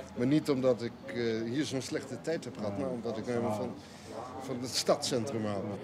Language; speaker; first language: Dutch; native; Dutch